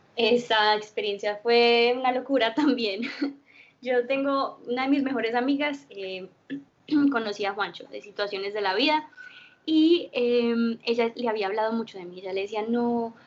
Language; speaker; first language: Spanish; early bilingual, heritage; Spanish